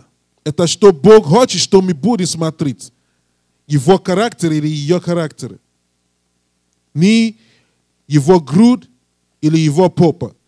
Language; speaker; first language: Russian; non-native, learner; English